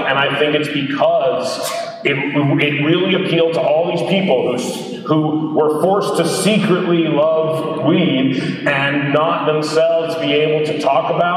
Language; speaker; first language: English; native; English